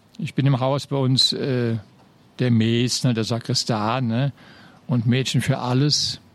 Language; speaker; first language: German; native; German